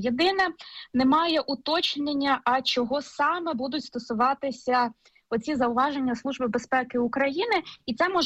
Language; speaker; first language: Ukrainian; native; Ukrainian